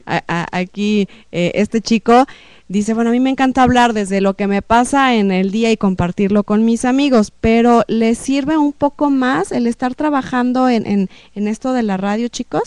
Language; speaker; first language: Spanish; native; Spanish